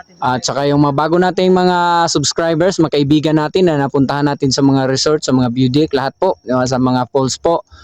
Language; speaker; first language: Filipino; non-native, local second language; Cebuano